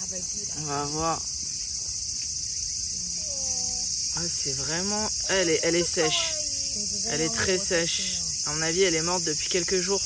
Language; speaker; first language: French; native; French